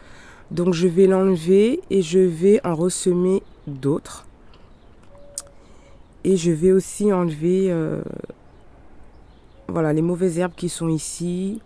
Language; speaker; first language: French; native; French